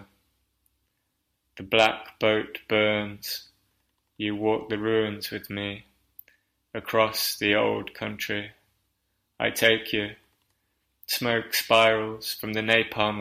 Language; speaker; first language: English; native; English